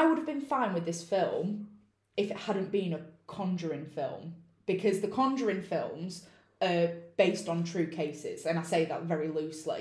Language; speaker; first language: English; native; English